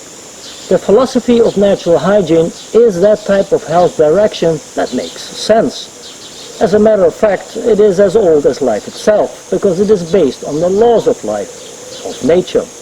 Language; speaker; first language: English; non-native, fluent; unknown